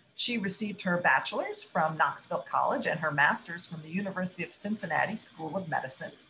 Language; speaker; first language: English; native; English